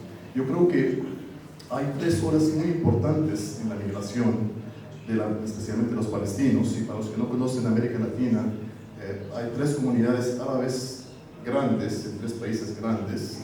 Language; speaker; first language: Spanish; non-native, fluent; Arabic